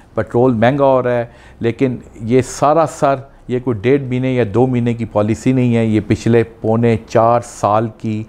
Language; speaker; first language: Urdu; non-native, local second language; Punjabi